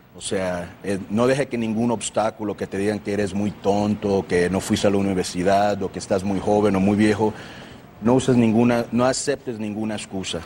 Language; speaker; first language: Spanish; early bilingual, heritage; Spanish